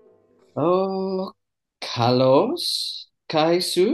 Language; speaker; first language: Greek; non-native, fluent; English